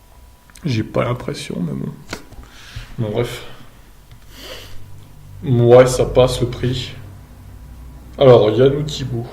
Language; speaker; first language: French; native; French